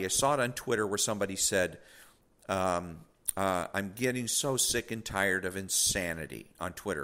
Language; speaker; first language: English; native; English